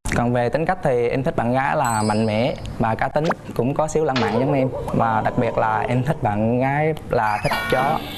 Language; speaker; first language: Vietnamese; native; Vietnamese